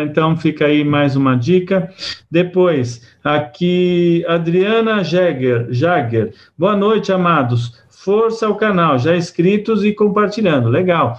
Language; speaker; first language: Portuguese; native; Portuguese